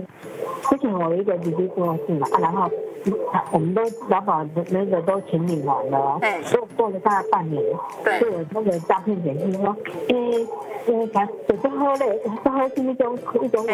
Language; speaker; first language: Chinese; native; Chinese